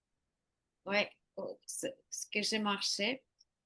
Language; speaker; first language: French; non-native, learner; Ukrainian